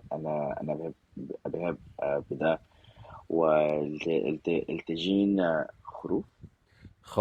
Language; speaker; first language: Arabic; non-native, learner; Spanish